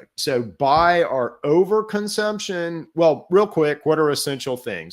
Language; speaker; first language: English; native; English